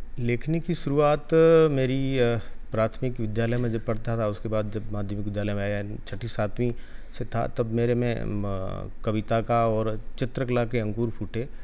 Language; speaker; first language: Hindi; non-native, local second language; Rajasthani